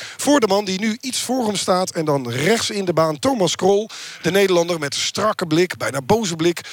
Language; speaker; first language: Dutch; native; Dutch